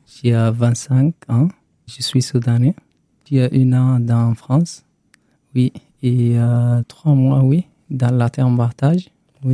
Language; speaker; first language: French; non-native, learner; Arabic